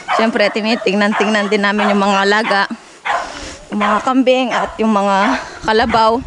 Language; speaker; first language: Filipino; native; Filipino